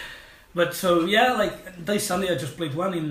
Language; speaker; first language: English; non-native, fluent; Spanish